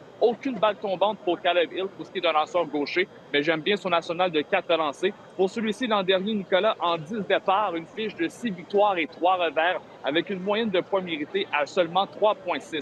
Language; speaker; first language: French; native; French